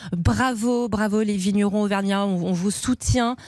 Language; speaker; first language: French; native; French